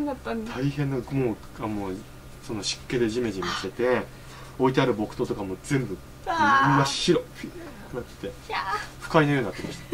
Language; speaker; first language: Japanese; native; Japanese